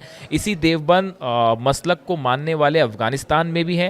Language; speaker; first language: Hindi; native; Hindi